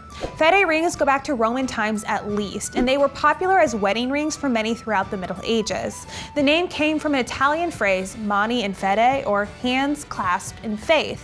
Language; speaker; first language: English; native; English